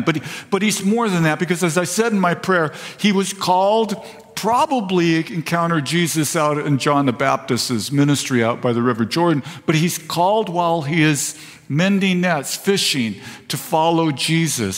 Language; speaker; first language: English; native; English